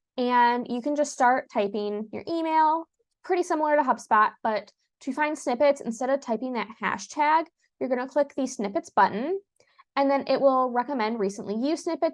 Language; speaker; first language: English; native; English